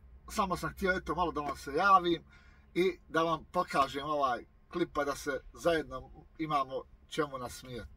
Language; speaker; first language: Croatian; native; Croatian